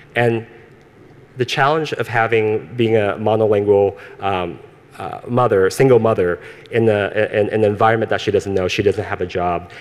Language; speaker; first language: English; early bilingual, other home language; Cantonese